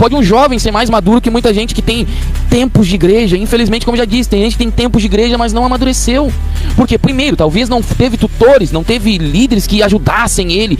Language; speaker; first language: Portuguese; native; Portuguese